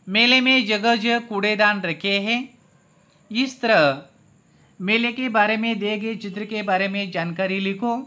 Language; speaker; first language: Hindi; non-native, local second language; Marathi